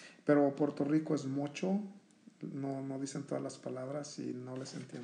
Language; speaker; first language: Spanish; early bilingual, heritage; Spanish